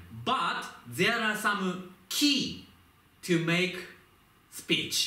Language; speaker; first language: English; non-native, fluent; Japanese